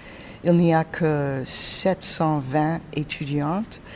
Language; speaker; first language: French; non-native, fluent; English